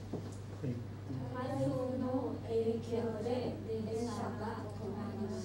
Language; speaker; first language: Japanese; non-native, learner; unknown